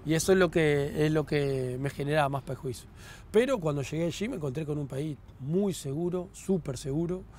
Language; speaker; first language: Spanish; native; Spanish